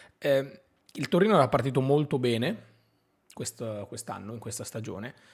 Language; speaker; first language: Italian; native; Italian